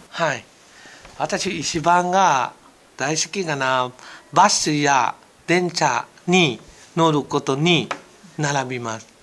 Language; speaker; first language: Japanese; non-native, learner; Thai